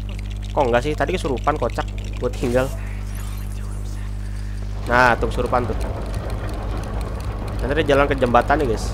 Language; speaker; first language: Indonesian; native; Indonesian